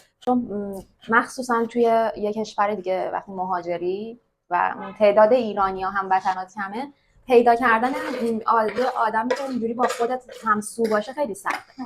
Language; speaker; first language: Persian; native; Persian